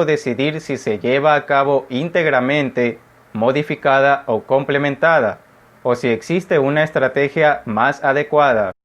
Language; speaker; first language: Spanish; native; Spanish